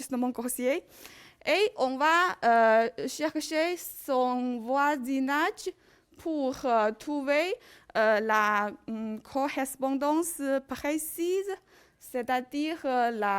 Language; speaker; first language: French; non-native, learner; Chinese